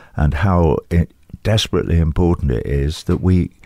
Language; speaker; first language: English; native; English